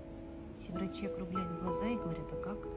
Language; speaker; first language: Russian; native; Russian